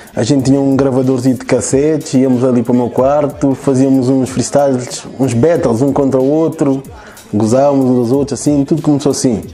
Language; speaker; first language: Portuguese; early bilingual, other home language; Kabuverdianu